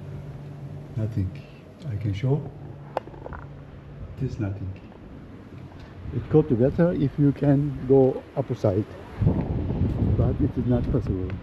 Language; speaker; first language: English; non-native, learner; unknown